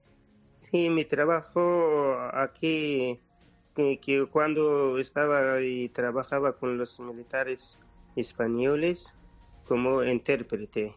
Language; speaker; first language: Spanish; non-native, learner; Persian